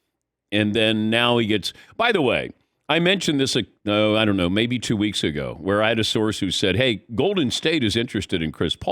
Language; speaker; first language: English; native; English